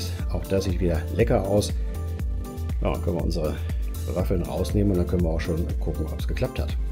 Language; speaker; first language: German; native; German